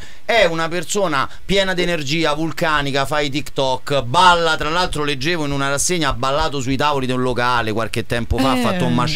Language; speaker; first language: Italian; native; Italian